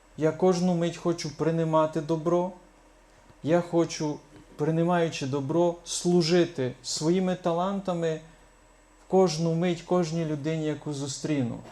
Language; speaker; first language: Ukrainian; native; Ukrainian